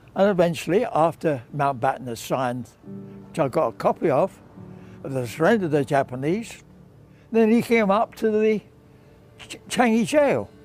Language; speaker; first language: English; native; English